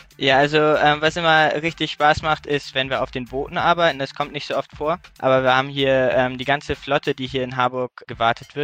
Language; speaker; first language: German; native; German